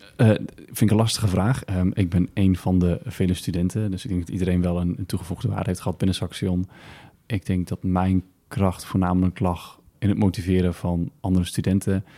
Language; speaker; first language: Dutch; early bilingual, other home language; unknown